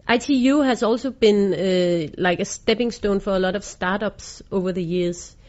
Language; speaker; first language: English; non-native, fluent; Danish